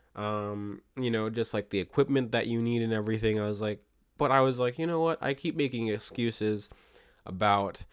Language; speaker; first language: English; native; English